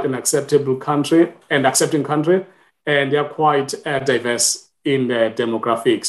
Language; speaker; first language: English; non-native, local second language; Xhosa